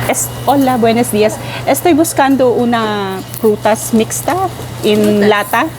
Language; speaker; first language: Spanish; non-native, learner; Filipino